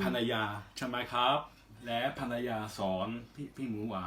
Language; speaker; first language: Thai; non-native, fluent; English